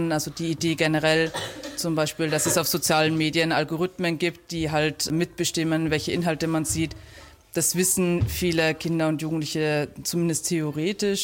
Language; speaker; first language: German; native; German